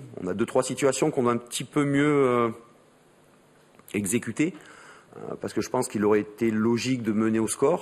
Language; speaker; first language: French; native; French